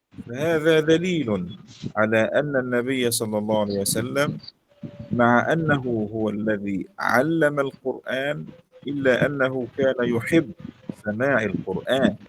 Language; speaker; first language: Arabic; native; Arabic